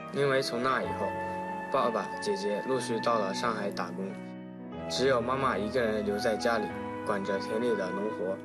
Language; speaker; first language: Chinese; native; Chinese